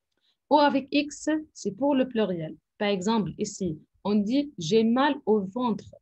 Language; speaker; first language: French; non-native, fluent; Arabic